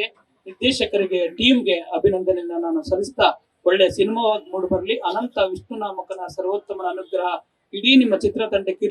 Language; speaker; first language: Kannada; native; Kannada